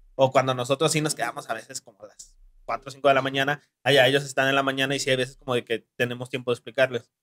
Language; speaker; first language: Spanish; native; Spanish